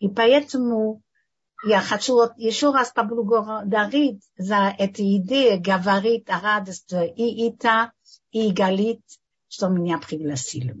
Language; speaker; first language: Russian; non-native, fluent; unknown